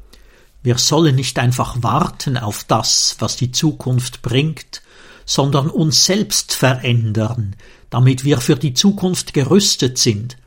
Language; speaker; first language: German; native; German